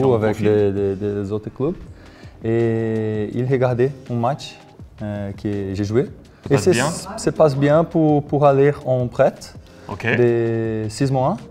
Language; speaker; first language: French; non-native, learner; Portuguese